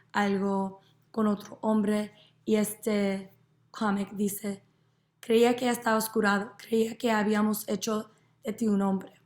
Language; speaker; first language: Spanish; non-native, learner; English